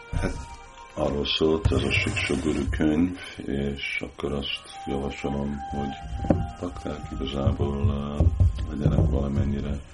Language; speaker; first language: Hungarian; early bilingual, heritage; Hungarian